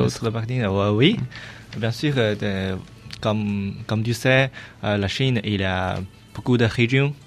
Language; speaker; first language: French; non-native, learner; Chinese